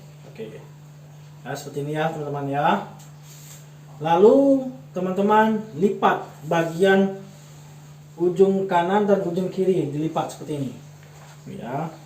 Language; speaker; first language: Indonesian; native; Indonesian